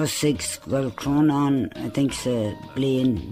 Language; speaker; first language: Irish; non-native, local second language; English